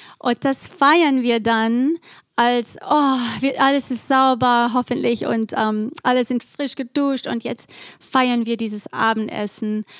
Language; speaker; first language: German; non-native, fluent; English